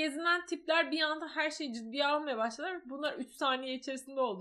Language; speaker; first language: Turkish; native; Turkish